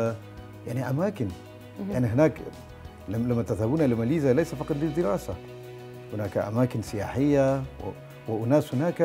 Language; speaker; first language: Arabic; non-native, fluent; Malay